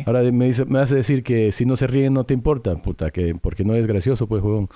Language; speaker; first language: Spanish; early bilingual, heritage; English